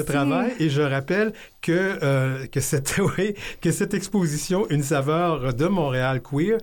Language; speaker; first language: French; native; French